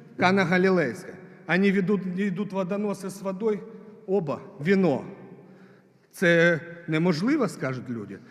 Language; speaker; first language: Ukrainian; non-native, local second language; Russian